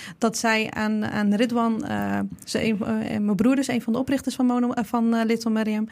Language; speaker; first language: Dutch; early bilingual, other home language; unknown